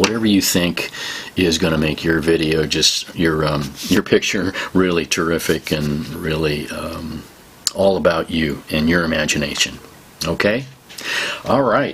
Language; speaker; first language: English; native; English